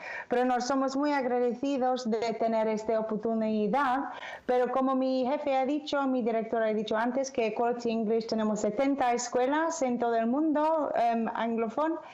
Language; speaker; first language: Spanish; non-native, fluent; English